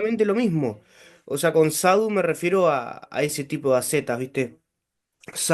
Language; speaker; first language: Spanish; native; Spanish